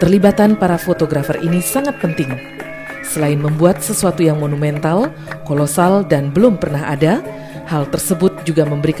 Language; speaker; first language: Indonesian; native; Indonesian